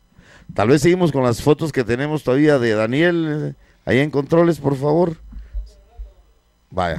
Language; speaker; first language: Spanish; native; Spanish